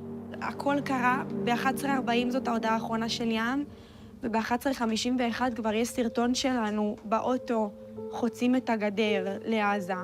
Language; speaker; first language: Hebrew; native; Hebrew